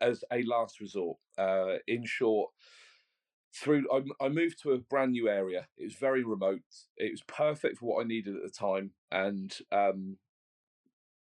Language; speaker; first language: English; native; English